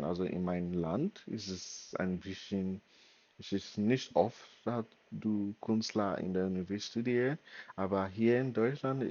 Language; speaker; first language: German; non-native, learner; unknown